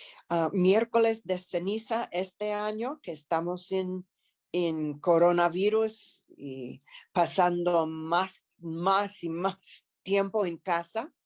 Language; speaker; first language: Spanish; non-native, fluent; English